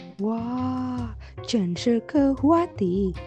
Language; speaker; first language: Chinese; non-native, learner; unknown